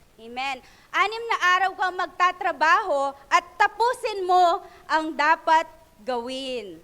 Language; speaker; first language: Filipino; non-native, local second language; Pampanga